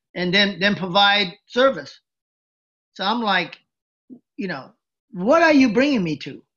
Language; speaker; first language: English; early bilingual, other home language; Japanese